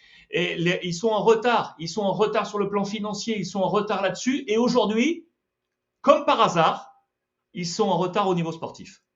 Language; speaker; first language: French; native; French